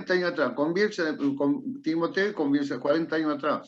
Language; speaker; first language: Spanish; native; Spanish